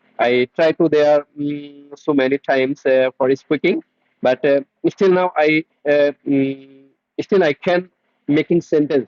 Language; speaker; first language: English; non-native, learner; Bangla